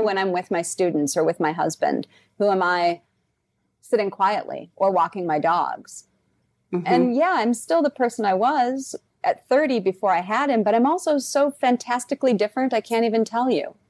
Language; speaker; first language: English; native; English